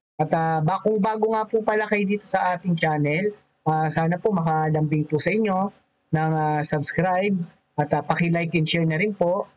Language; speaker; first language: Filipino; native; Filipino